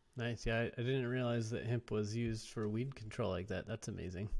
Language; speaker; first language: English; native; English